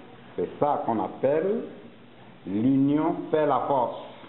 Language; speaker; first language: French; non-native, learner; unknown